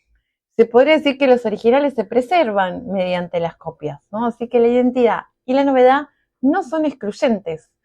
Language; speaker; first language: Spanish; native; Spanish